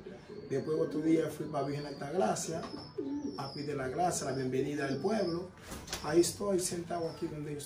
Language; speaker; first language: Spanish; non-native, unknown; Haitian Creole